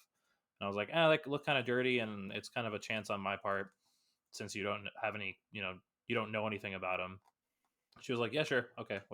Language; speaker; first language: English; native; English